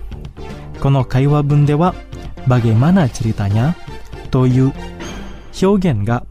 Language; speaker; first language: Japanese; non-native, fluent; Indonesian